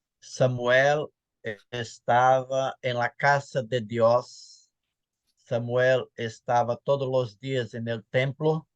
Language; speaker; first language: Spanish; non-native, fluent; Portuguese